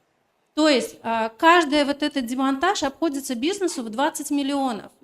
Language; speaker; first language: Russian; native; Russian